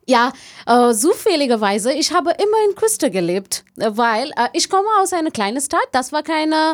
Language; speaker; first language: German; non-native, learner; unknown